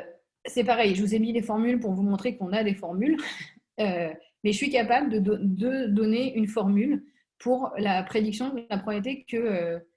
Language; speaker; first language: French; native; French